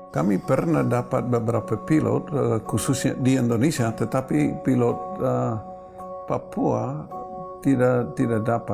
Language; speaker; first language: Indonesian; non-native, fluent; English